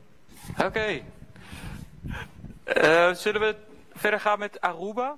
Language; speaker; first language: Dutch; native; Dutch